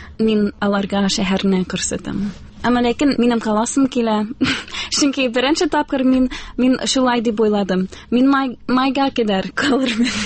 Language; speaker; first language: Tatar; non-native, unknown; Spanish